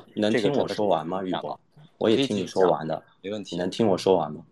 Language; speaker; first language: Chinese; non-native, fluent; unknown